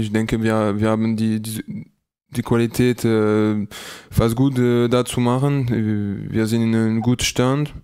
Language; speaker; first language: German; non-native, learner; French